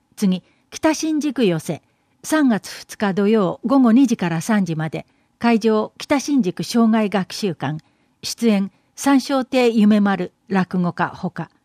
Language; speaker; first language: Japanese; native; Japanese